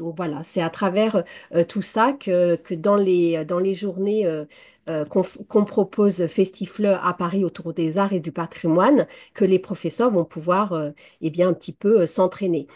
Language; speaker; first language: French; native; French